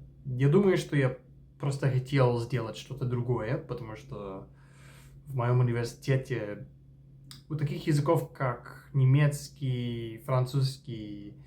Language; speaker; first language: Russian; non-native, fluent; English